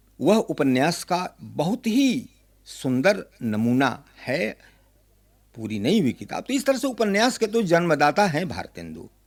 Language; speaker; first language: Hindi; native; Hindi